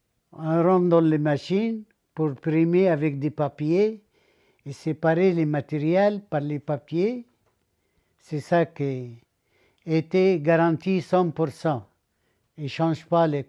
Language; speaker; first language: French; non-native, learner; Arabic